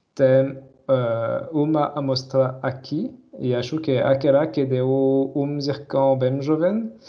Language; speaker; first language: Portuguese; non-native, fluent; French